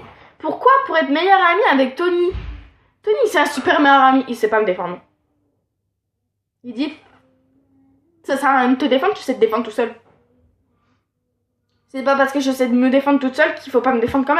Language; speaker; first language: French; native; French